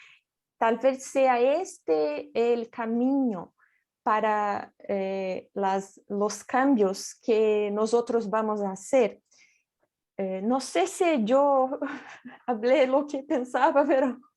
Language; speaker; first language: Spanish; non-native, fluent; Portuguese